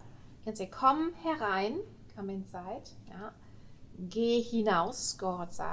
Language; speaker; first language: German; non-native, fluent; English